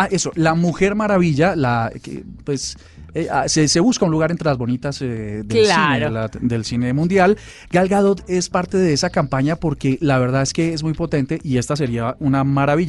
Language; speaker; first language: Spanish; native; Spanish